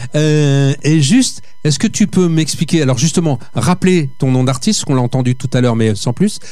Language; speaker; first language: French; native; French